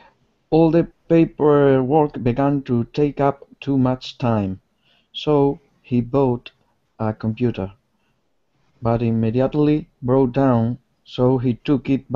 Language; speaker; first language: English; non-native, learner; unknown